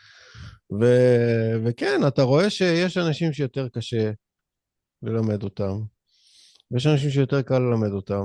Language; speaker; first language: Hebrew; native; Hebrew